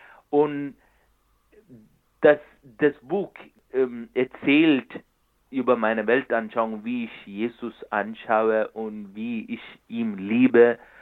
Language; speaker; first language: German; non-native, fluent; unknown